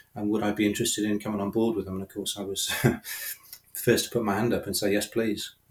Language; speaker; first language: English; native; English